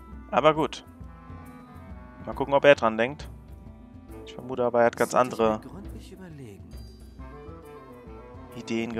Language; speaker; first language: German; native; German